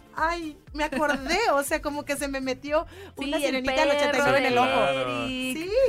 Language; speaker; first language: Spanish; native; Spanish